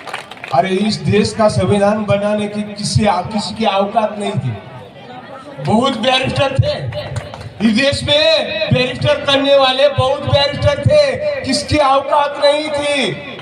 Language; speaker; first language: Hindi; native; Hindi